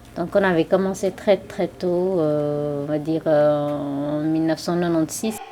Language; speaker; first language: French; non-native, fluent; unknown